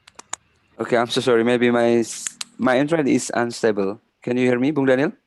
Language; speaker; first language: English; non-native, fluent; Indonesian